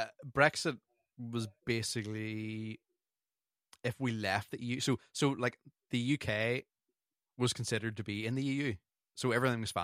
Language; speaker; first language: English; native; English